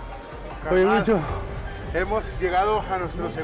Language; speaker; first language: Spanish; native; Spanish